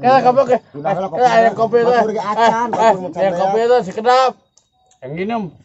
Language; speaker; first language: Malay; non-native, local second language; Sundanese